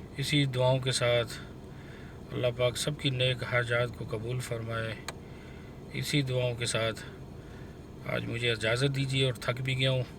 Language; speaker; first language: Urdu; non-native, local second language; Punjabi